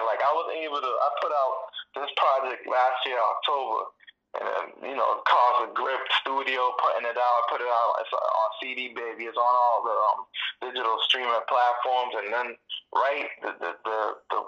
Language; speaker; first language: English; early bilingual, other home language; Spanish